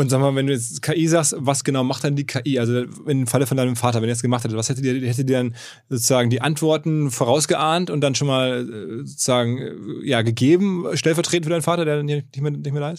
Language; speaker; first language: German; native; German